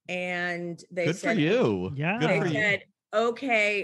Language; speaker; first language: English; native; English